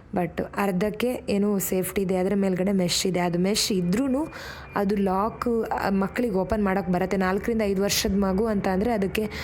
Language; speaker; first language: Kannada; native; Kannada